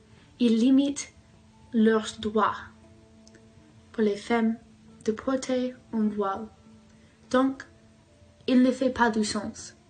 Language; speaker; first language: French; non-native, learner; English